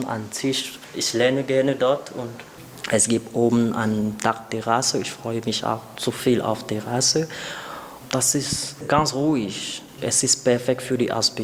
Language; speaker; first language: German; non-native, learner; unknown